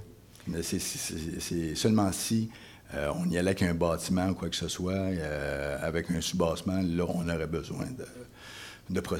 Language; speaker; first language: French; native; French